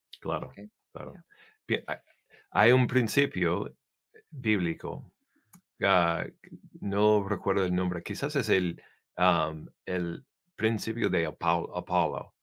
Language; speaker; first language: Spanish; non-native, learner; English